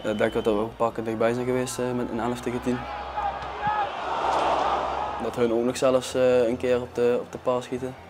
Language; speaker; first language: Dutch; native; Dutch